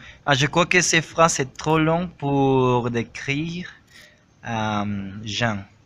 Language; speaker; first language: French; non-native, learner; Spanish